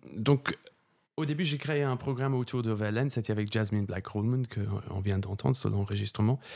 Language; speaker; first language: French; non-native, fluent; English